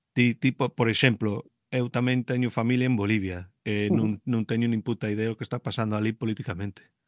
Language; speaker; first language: Galician; early bilingual, heritage; Galician